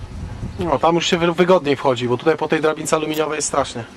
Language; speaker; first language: Polish; native; Polish